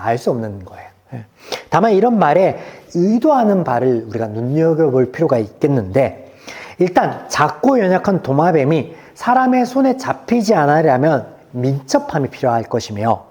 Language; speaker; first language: Korean; native; Korean